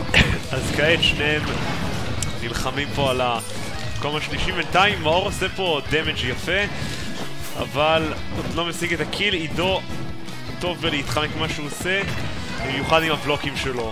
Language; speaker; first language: Hebrew; native; Hebrew